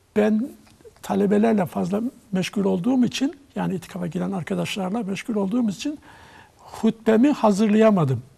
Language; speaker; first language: Turkish; native; Turkish